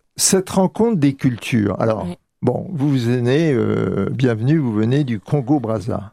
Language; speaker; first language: French; native; French